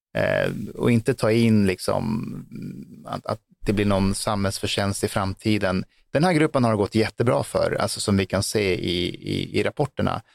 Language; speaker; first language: Swedish; early bilingual, other home language; Persian